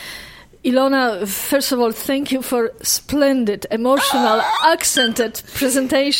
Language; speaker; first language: English; non-native, fluent; Polish